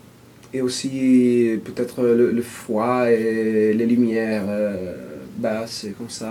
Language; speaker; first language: French; non-native, fluent; Italian